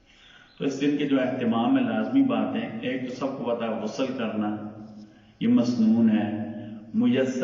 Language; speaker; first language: Urdu; native; Urdu